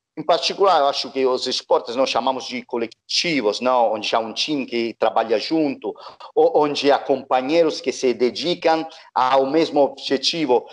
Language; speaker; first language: Portuguese; non-native, fluent; Italian